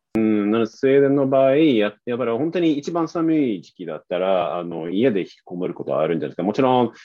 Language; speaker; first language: Japanese; non-native, fluent; Swedish